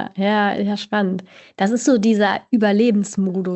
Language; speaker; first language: German; native; German